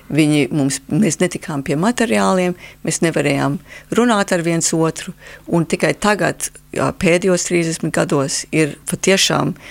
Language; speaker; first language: Latvian; early bilingual, heritage; Latvian